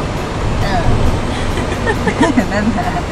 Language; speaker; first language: Japanese; native; Japanese